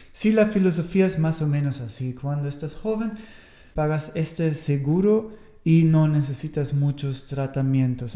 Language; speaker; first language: Spanish; non-native, fluent; German